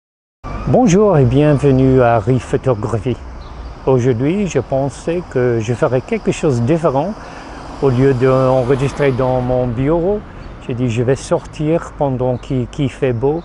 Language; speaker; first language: French; non-native, fluent; English